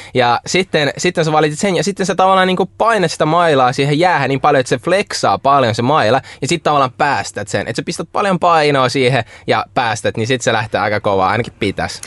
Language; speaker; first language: Finnish; early bilingual, other home language; Russian